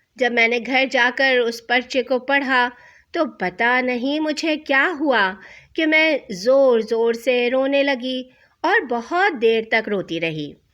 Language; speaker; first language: Urdu; native; Urdu